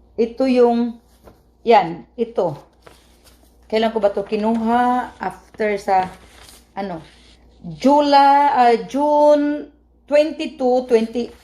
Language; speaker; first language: Filipino; non-native, local second language; Cebuano